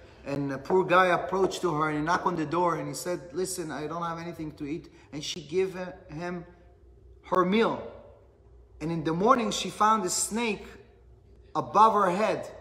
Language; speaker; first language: English; non-native, fluent; Hebrew